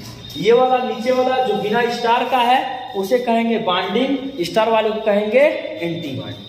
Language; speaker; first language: Hindi; native; Hindi